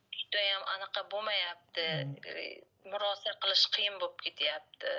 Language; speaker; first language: Uzbek; native; Uzbek